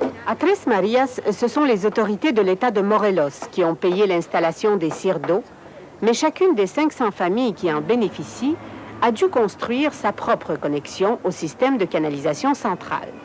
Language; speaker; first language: French; native; French